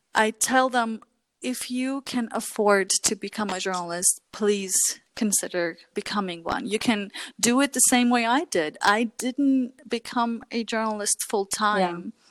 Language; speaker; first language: English; early bilingual, other home language; Kurdish